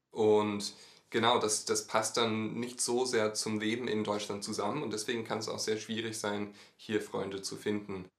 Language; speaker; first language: German; native; German